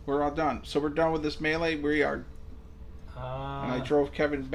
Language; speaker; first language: English; native; English